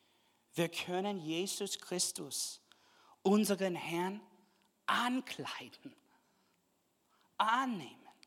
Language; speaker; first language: German; non-native, fluent; English